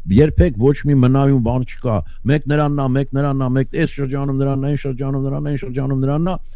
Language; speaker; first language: Armenian; native; Armenian